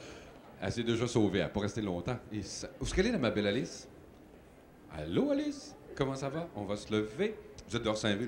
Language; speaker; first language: French; native; French